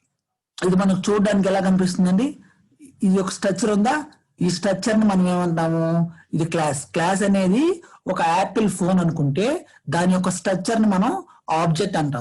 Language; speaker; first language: Telugu; native; Telugu